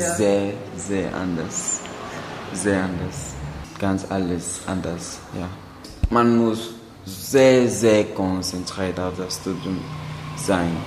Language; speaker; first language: German; non-native, learner; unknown